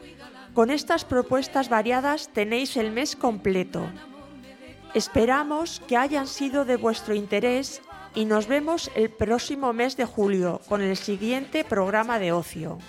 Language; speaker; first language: Spanish; native; Spanish